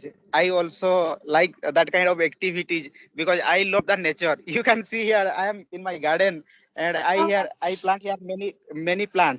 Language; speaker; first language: English; non-native, learner; Odia